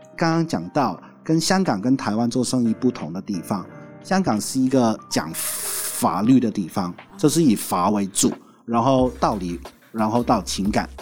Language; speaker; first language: Chinese; non-native, local second language; Cantonese